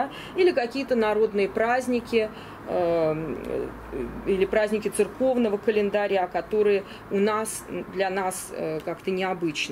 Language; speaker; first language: Russian; native; Russian